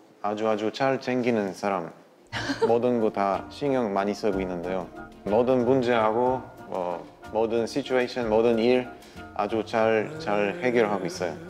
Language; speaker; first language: Korean; non-native, learner; Bulgarian